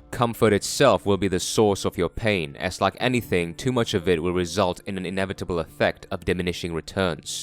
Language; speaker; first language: English; non-native, fluent; Korean